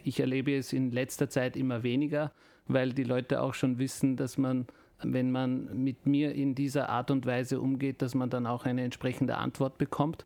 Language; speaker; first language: German; early bilingual, other home language; Turkish